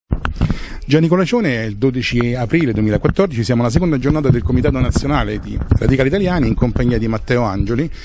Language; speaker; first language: Italian; native; Italian